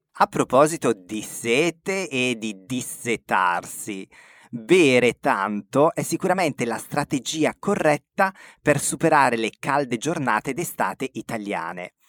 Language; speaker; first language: Italian; native; Italian